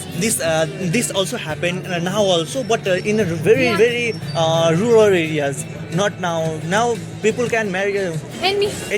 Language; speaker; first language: English; non-native, learner; Nepali